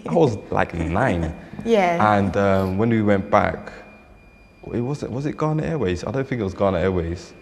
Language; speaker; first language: English; native; English